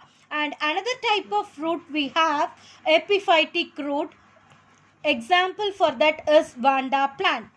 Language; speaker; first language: English; non-native, local second language; Tamil